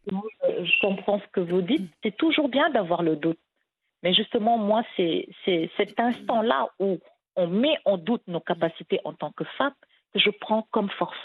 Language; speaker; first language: French; non-native, local second language; Wolof